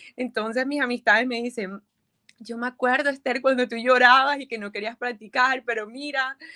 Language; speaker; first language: Spanish; native; Spanish